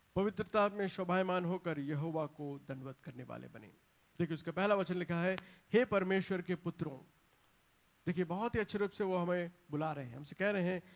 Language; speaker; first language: Hindi; non-native, local second language; Telugu